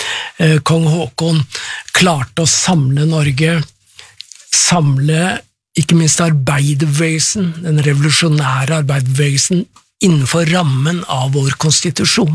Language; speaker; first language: Norwegian; native; Norwegian